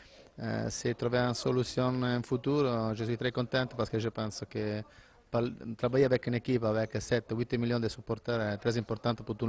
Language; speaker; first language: French; non-native, learner; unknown